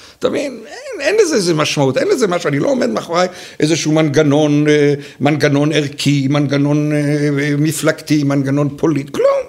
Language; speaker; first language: Hebrew; native; Hebrew